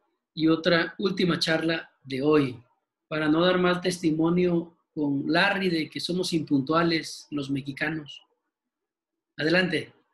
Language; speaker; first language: Spanish; native; Spanish